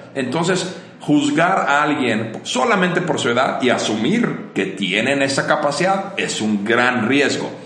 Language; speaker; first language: Spanish; non-native, fluent; Finnish